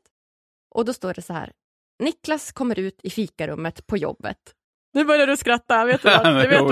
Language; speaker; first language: Swedish; native; Swedish